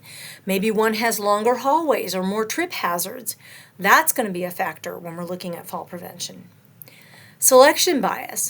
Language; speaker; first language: English; native; English